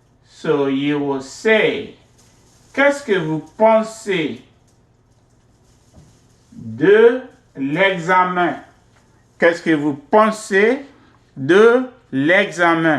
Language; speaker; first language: French; non-native, fluent; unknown